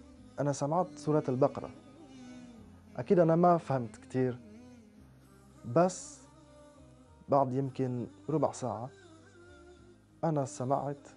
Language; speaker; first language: Arabic; non-native, learner; French